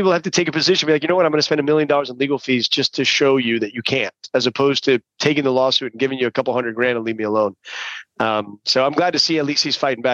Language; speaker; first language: English; native; English